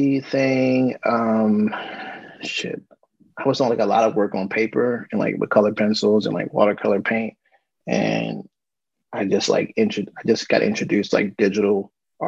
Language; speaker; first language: English; native; English